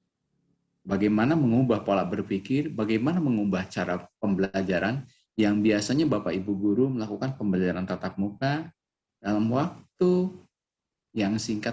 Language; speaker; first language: Indonesian; native; Indonesian